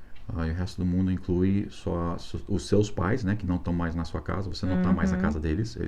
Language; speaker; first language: Portuguese; non-native, fluent; English